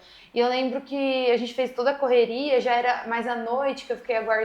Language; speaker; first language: Portuguese; native; Portuguese